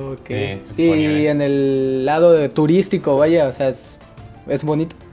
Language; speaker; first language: Spanish; native; Spanish